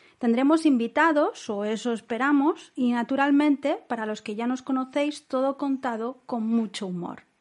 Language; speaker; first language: Spanish; native; Spanish